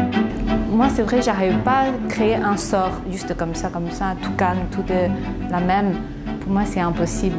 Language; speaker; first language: French; non-native, fluent; Chinese